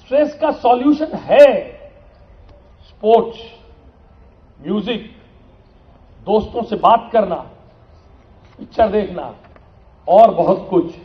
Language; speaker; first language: Hindi; native; Hindi